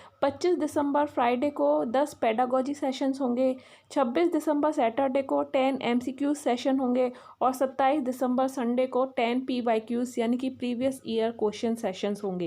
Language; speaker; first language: Hindi; native; Hindi